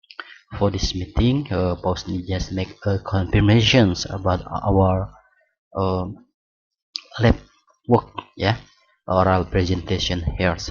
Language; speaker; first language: English; non-native, learner; Indonesian